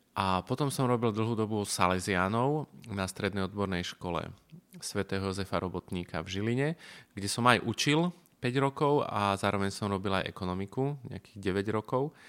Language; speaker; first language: Slovak; native; Slovak